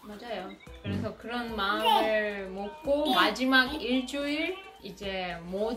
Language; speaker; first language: Korean; non-native, fluent; Russian